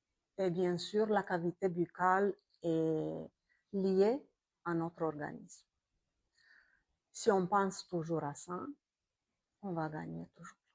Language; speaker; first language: French; non-native, fluent; Romanian